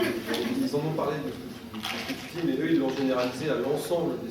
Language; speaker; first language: French; native; French